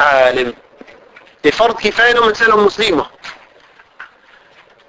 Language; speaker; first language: Danish; non-native, fluent; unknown